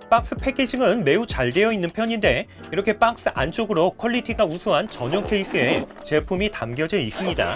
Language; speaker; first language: Korean; native; Korean